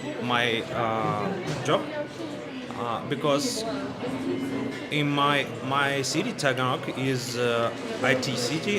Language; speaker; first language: English; non-native, learner; Russian